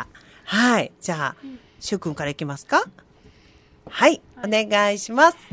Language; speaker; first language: Japanese; native; Japanese